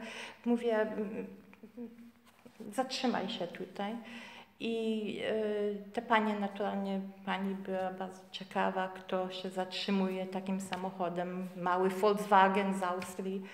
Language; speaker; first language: Polish; early bilingual, heritage; Polish